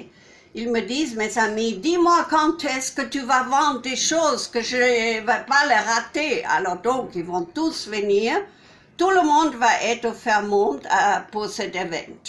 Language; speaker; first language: French; non-native, fluent; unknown